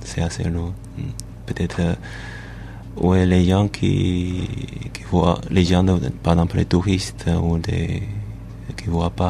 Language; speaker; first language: French; non-native, learner; Chinese